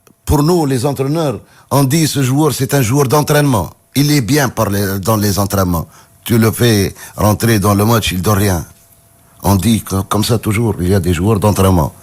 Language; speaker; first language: French; non-native, local second language; Arabic